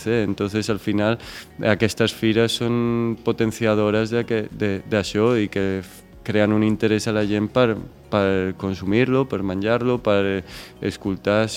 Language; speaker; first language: Catalan; non-native, local second language; Spanish